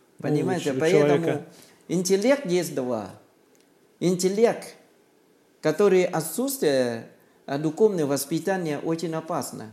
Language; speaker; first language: Russian; non-native, learner; Thai